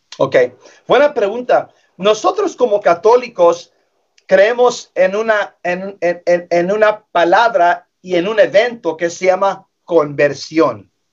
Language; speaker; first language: Spanish; early bilingual, heritage; English